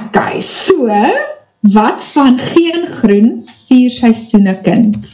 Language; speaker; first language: Afrikaans; native; Afrikaans